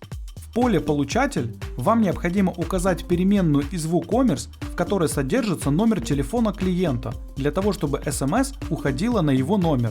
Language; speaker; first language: Russian; native; Russian